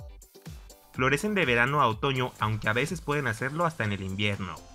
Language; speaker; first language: Spanish; native; Spanish